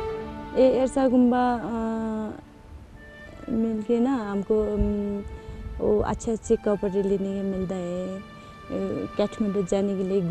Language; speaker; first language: Hindi; non-native, learner; Nepali